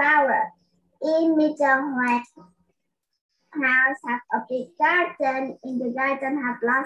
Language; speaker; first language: English; non-native, learner; Vietnamese